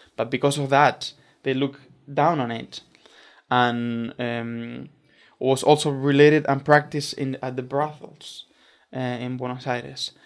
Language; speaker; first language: English; non-native, fluent; Spanish